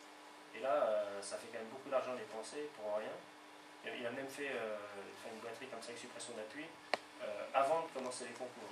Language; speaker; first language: French; native; French